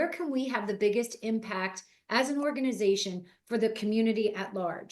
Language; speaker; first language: English; native; English